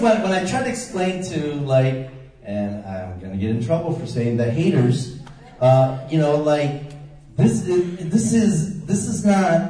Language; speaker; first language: English; native; English